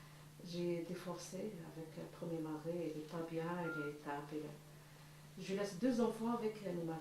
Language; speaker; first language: French; non-native, learner; Arabic